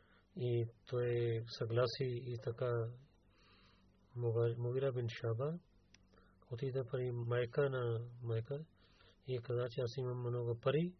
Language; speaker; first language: Bulgarian; non-native, learner; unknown